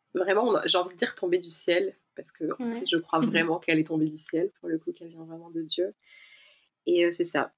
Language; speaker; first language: French; native; French